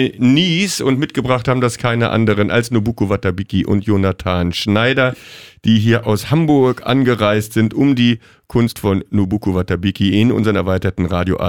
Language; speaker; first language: German; native; German